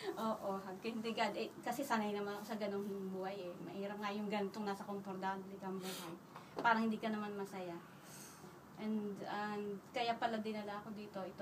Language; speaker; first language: Filipino; native; Filipino